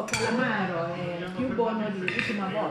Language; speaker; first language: Italian; non-native, learner; Thai